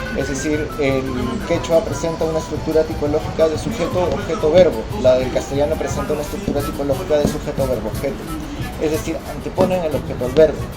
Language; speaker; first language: Spanish; native; Spanish